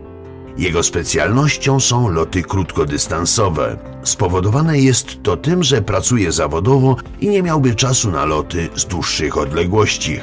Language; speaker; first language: Polish; native; Polish